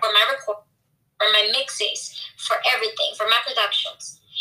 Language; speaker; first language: English; non-native, fluent; Spanish